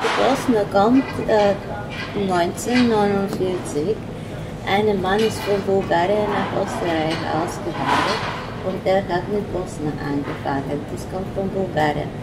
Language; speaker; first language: German; non-native, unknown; Bulgarian